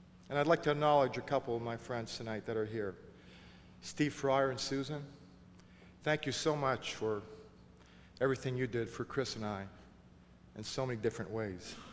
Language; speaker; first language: English; non-native, local second language; French